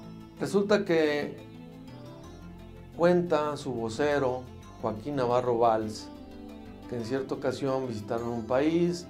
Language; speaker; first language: Spanish; native; Spanish